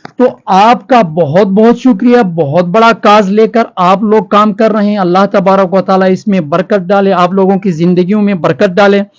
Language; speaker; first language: Urdu; non-native, local second language; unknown